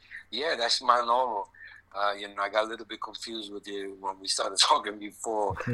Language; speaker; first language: English; native; English